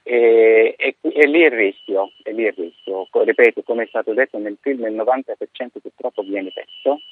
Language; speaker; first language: Italian; non-native, fluent; Arabic